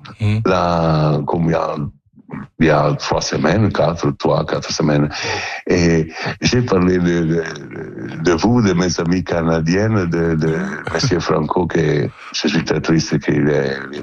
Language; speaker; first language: French; non-native, learner; Italian